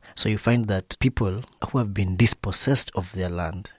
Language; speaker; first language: English; non-native, local second language; Luo (Kenya and Tanzania)